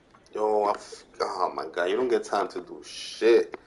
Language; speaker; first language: English; native; English